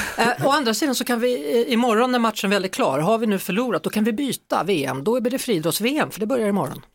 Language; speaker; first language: Swedish; native; Swedish